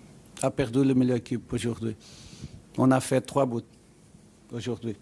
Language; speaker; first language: French; non-native, learner; Portuguese